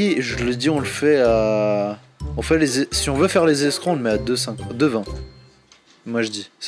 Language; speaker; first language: French; native; French